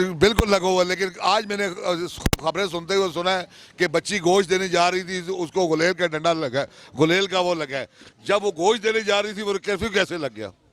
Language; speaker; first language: Urdu; non-native, local second language; Punjabi